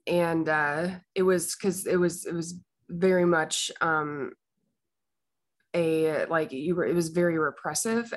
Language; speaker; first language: English; native; English